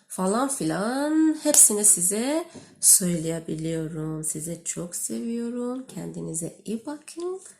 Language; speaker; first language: Turkish; non-native, learner; Persian